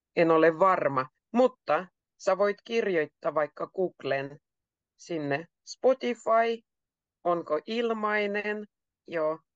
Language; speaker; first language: Finnish; native; Finnish